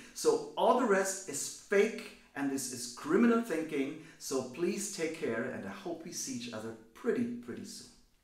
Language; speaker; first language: English; non-native, fluent; German